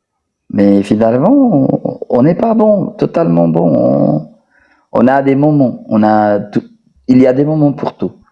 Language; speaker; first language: French; non-native, fluent; Spanish